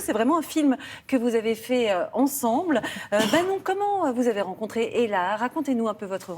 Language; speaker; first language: French; native; French